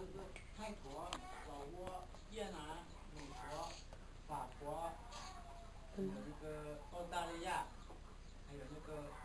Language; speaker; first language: Chinese; non-native, local second language; Hmong